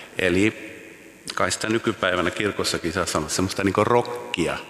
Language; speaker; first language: Finnish; non-native, local second language; Swedish